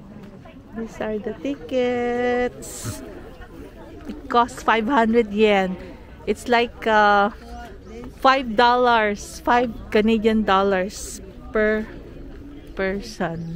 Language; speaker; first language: English; non-native, local second language; Filipino